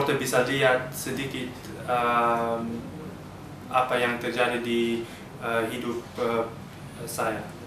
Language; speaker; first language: Indonesian; early bilingual, heritage; Dutch